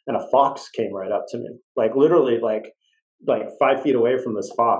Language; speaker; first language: English; native; English